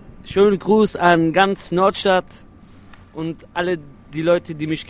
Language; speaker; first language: German; non-native, local second language; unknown